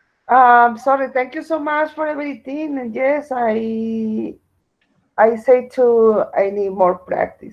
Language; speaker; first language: English; non-native, learner; Spanish